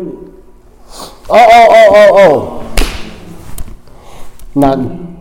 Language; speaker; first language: Japanese; non-native, learner; English